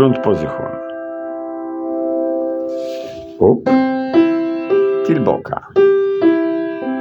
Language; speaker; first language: Swedish; non-native, learner; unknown